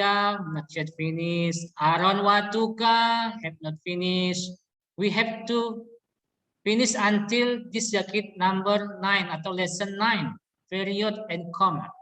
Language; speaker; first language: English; non-native, learner; Indonesian